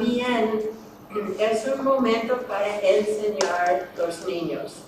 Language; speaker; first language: Spanish; non-native, fluent; English